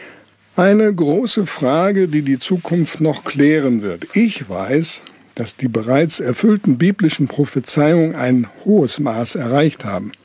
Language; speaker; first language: German; native; German